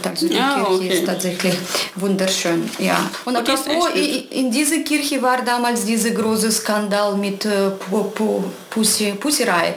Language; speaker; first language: German; non-native, fluent; Russian